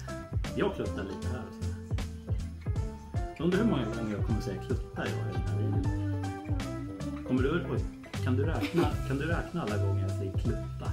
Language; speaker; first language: Swedish; native; Swedish